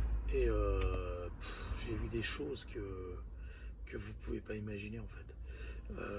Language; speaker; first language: French; native; French